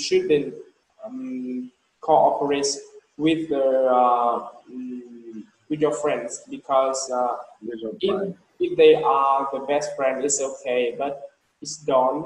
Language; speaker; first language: English; non-native, learner; Vietnamese